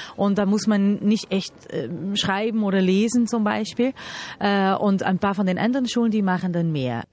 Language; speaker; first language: German; non-native, fluent; Portuguese